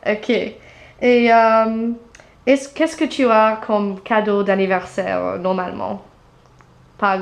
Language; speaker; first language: French; non-native, fluent; English